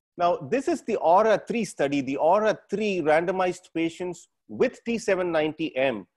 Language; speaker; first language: English; non-native, local second language; Tamil